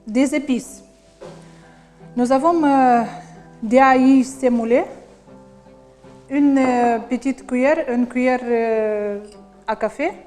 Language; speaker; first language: French; non-native, learner; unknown